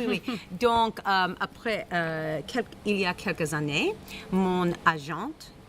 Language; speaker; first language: French; non-native, learner; English